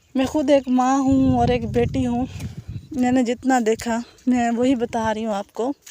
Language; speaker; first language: Urdu; non-native, local second language; Saraiki